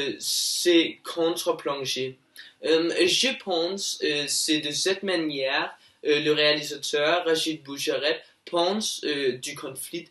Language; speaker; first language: French; non-native, learner; Norwegian